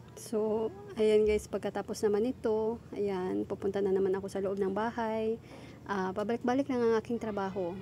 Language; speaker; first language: Filipino; non-native, local second language; Cebuano